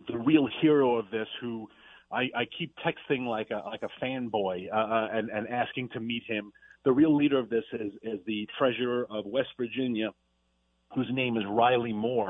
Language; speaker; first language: English; native; English